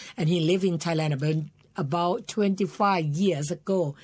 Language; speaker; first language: English; non-native, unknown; Thai